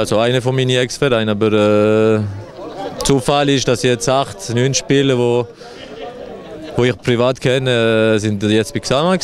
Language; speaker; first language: German; non-native, local second language; French